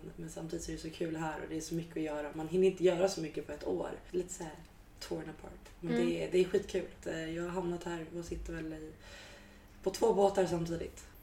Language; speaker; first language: Swedish; native; Swedish